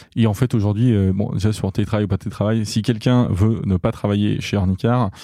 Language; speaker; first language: French; native; French